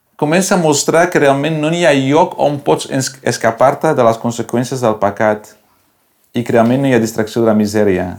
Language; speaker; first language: Catalan; non-native, local second language; Spanish